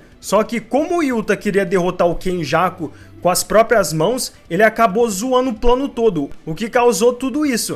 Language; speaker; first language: Portuguese; native; Portuguese